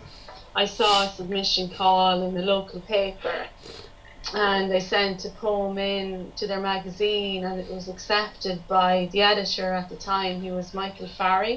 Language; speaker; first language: English; native; English